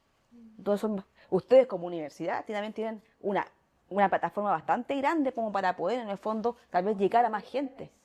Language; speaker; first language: Spanish; native; Spanish